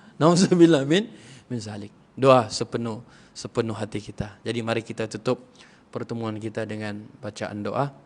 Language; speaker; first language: Malay; non-native, local second language; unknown